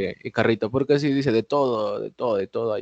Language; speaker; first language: Spanish; native; Spanish